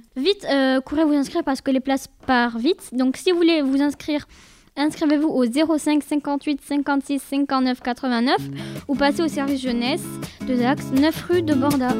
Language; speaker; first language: French; native; French